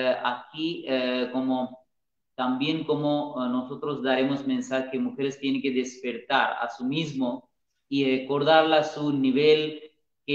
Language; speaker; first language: Spanish; non-native, learner; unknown